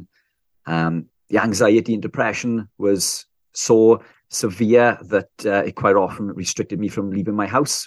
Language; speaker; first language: English; native; English